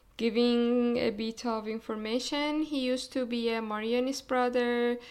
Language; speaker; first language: English; non-native, fluent; Persian